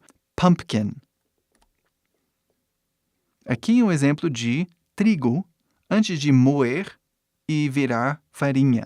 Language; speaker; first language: Portuguese; non-native, fluent; English